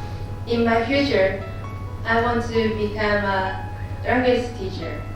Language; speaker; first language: English; non-native, learner; Japanese